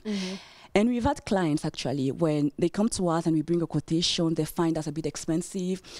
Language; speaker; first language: English; non-native, fluent; French